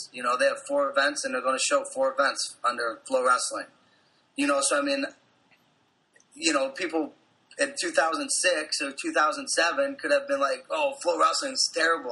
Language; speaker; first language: English; native; English